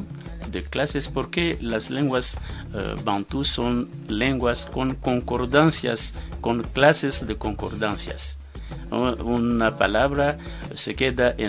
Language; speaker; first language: Spanish; non-native, fluent; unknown